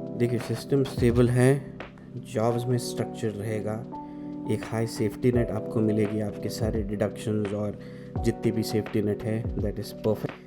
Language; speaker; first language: Hindi; native; Hindi